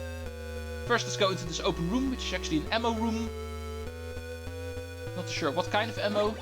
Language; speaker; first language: English; non-native, fluent; Dutch